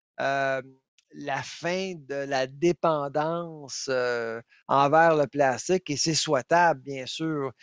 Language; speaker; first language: French; native; French